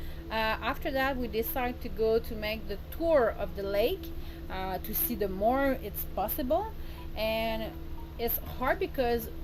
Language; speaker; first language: English; non-native, learner; French